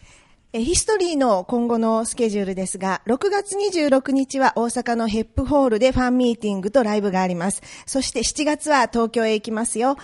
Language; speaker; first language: Japanese; native; Japanese